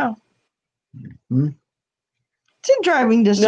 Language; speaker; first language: English; native; English